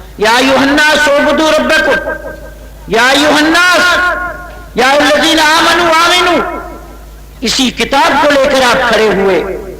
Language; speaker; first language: Urdu; non-native, local second language; Saraiki